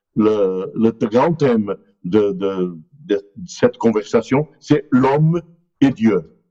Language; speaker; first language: French; non-native, learner; Portuguese